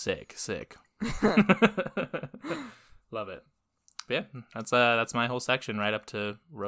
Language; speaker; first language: English; native; English